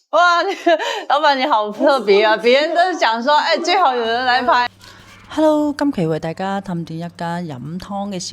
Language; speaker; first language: Chinese; non-native, local second language; Hakka Chinese